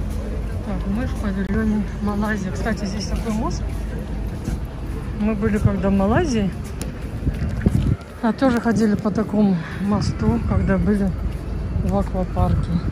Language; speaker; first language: Russian; native; Russian